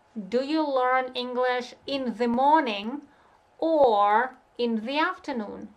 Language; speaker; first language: English; non-native, fluent; Russian